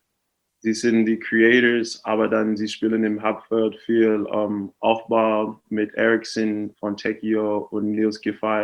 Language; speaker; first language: German; non-native, fluent; English